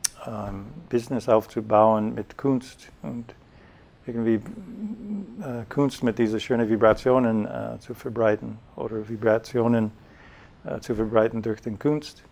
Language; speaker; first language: German; non-native, fluent; English